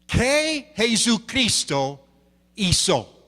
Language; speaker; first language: Spanish; non-native, fluent; English